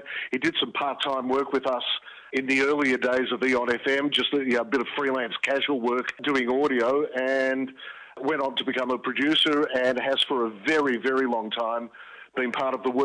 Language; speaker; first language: English; early bilingual, other home language; Greek